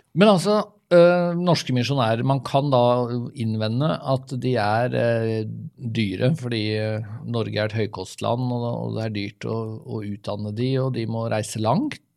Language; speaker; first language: Norwegian; native; Norwegian